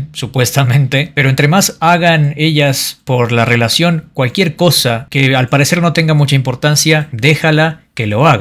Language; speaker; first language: Spanish; native; Spanish